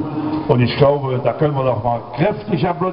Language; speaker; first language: German; native; German